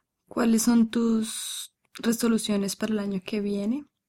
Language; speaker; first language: Spanish; native; Spanish